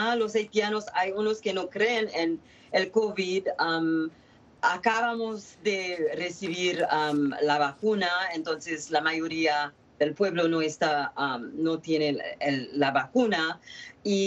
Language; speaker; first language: Spanish; non-native, fluent; Haitian Creole